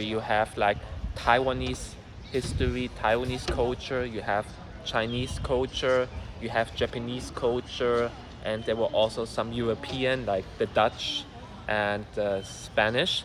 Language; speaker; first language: English; non-native, fluent; German